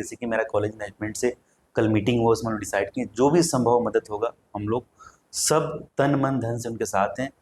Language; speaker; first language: Hindi; native; Hindi